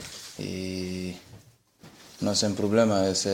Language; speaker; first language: Spanish; non-native, learner; Portuguese